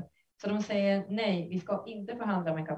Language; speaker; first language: Swedish; non-native, fluent; Spanish